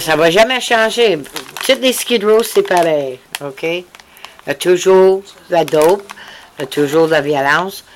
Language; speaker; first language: French; native; French